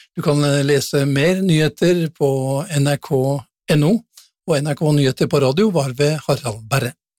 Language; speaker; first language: Norwegian; native; Norwegian